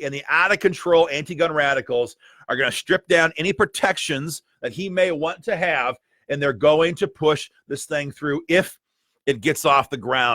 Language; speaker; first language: English; native; English